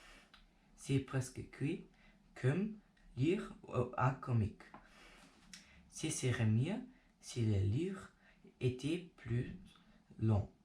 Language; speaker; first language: French; non-native, learner; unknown